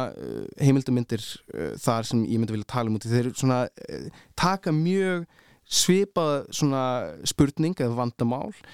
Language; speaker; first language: Icelandic; early bilingual, heritage; Icelandic